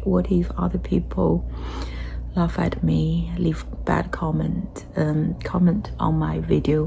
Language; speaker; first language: English; non-native, fluent; Chinese